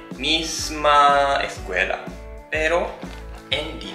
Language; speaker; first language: Spanish; non-native, learner; Japanese